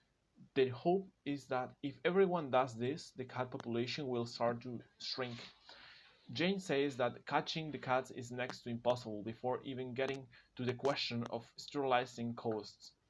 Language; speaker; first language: English; non-native, fluent; Spanish